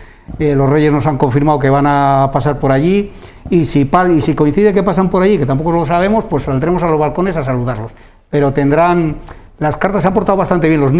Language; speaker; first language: Spanish; native; Spanish